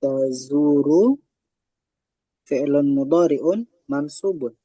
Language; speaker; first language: Arabic; non-native, learner; Indonesian